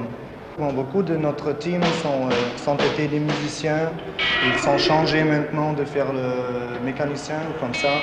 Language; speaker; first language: French; non-native, learner; English